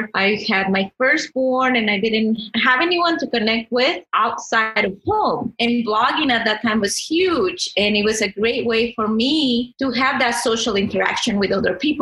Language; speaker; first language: English; non-native, fluent; Spanish